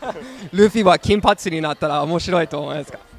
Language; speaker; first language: Japanese; non-native, learner; English